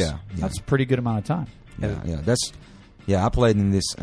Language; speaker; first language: English; non-native, fluent; Hungarian